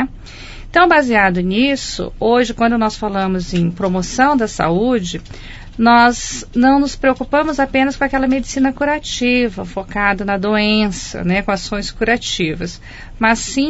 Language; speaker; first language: Portuguese; native; Portuguese